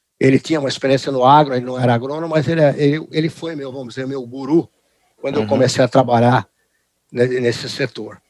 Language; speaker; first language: Portuguese; early bilingual, other home language; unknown